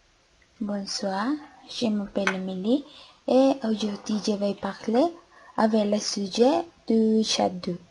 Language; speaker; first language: French; non-native, learner; Spanish